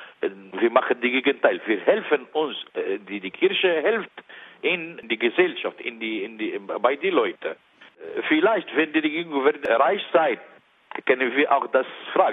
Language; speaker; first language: German; non-native, learner; Arabic